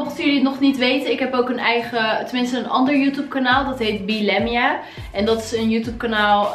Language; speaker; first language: Dutch; early bilingual, other home language; Arabic